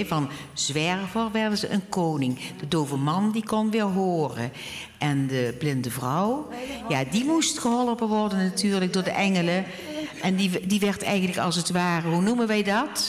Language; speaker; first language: Dutch; native; Dutch